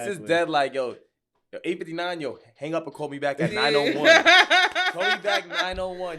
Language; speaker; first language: English; native; English